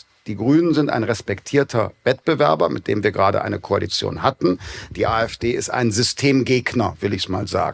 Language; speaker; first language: German; native; German